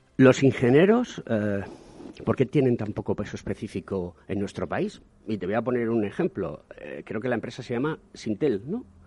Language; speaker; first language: Spanish; native; Spanish